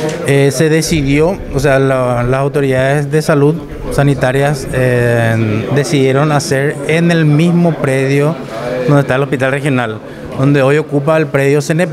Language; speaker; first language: Spanish; native; Spanish